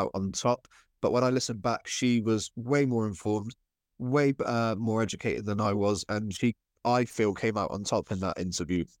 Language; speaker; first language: English; native; English